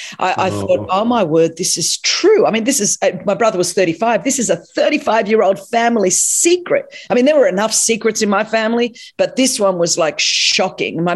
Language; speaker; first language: English; non-native, local second language; Greek